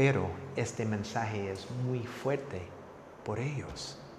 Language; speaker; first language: Spanish; non-native, fluent; English